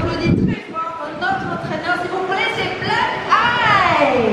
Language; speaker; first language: French; native; French